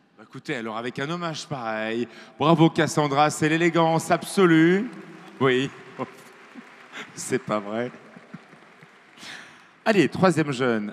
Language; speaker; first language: French; native; French